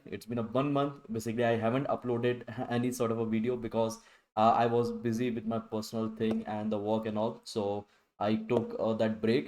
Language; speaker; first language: English; non-native, local second language; Hindi